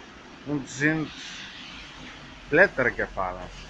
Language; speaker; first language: German; non-native, learner; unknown